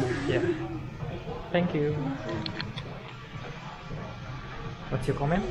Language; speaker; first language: English; non-native, learner; Indonesian